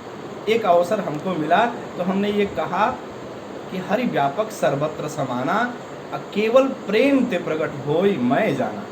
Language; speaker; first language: Hindi; native; Hindi